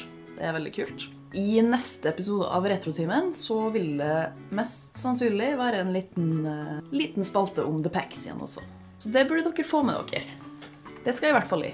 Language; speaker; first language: Norwegian; native; Norwegian